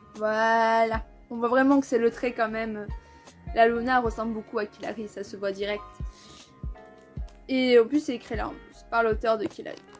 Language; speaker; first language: French; native; French